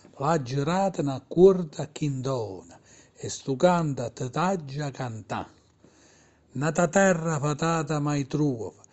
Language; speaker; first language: Italian; native; Italian